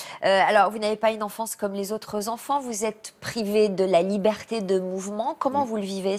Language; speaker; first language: French; native; French